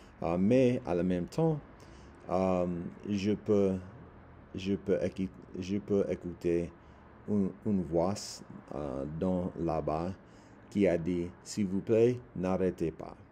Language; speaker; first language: French; non-native, learner; English